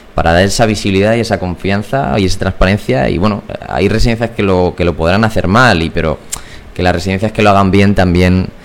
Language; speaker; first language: Spanish; native; Spanish